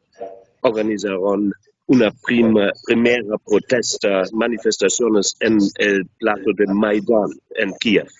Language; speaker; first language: Spanish; non-native, learner; German